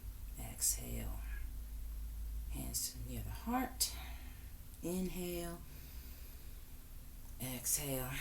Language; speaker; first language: English; native; English